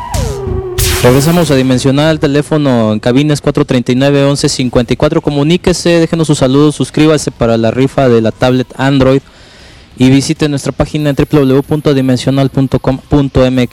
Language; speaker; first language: Spanish; native; Spanish